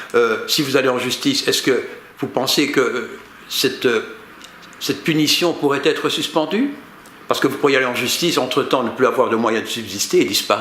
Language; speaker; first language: French; native; French